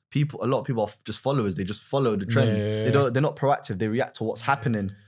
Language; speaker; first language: English; native; English